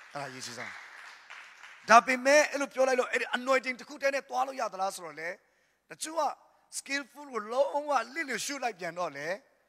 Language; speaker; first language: Burmese; non-native, local second language; Tedim Chin